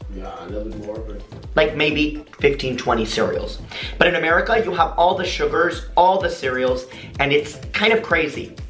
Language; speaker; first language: English; native; English